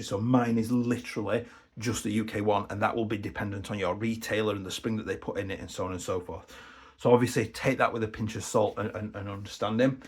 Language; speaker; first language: English; native; English